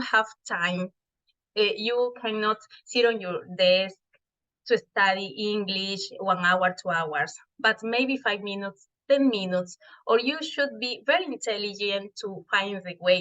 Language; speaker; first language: English; non-native, fluent; Spanish